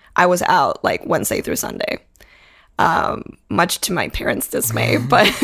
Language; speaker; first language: English; early bilingual, other home language; Spanish